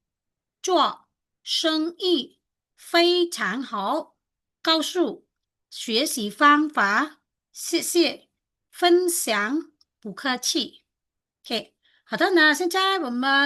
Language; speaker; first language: Chinese; non-native, fluent; Khmer